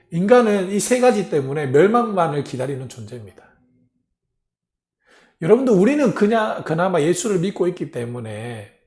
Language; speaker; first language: Korean; native; Korean